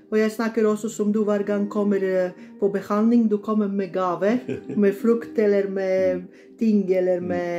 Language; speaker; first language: Norwegian; non-native, learner; Bosnian